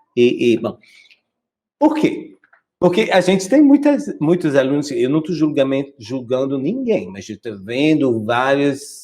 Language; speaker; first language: Portuguese; non-native, fluent; French